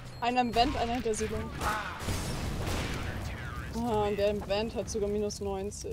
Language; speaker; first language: German; native; German